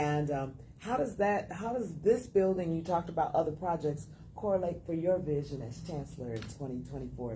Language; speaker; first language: English; native; English